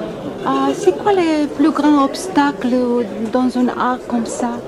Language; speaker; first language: French; non-native, learner; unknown